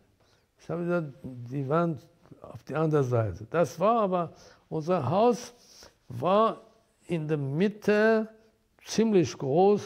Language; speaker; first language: German; non-native, fluent; Persian